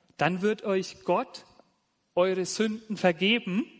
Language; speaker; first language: German; native; German